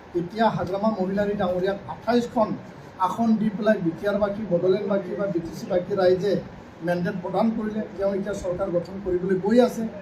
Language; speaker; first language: Assamese; non-native, local second language; Bodo